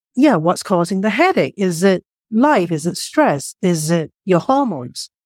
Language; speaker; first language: English; non-native, local second language; Chinese